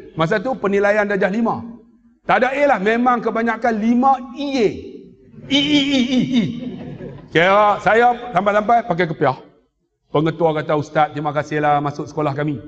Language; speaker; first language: Malay; native; Malay